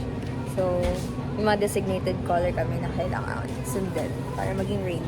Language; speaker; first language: Filipino; native; Filipino